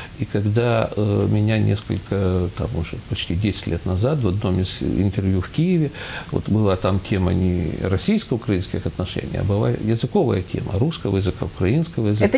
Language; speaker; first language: Russian; native; Russian